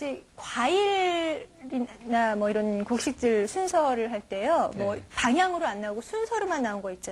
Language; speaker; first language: Korean; native; Korean